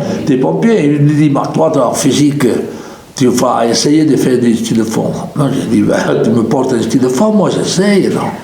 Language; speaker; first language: French; non-native, local second language; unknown